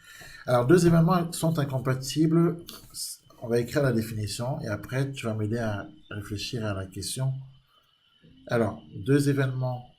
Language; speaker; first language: French; native; French